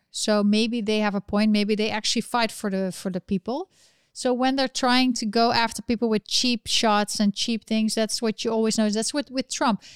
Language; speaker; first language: English; non-native, fluent; Dutch